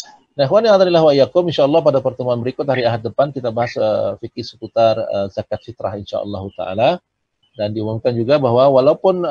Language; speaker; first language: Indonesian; native; Indonesian